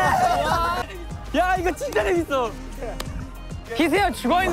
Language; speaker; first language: Korean; early bilingual, heritage; Korean